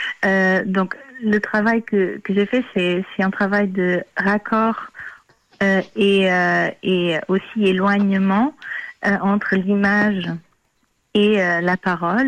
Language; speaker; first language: French; non-native, fluent; Portuguese